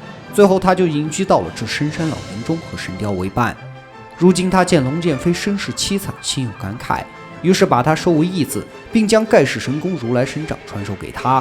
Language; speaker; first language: Chinese; native; Chinese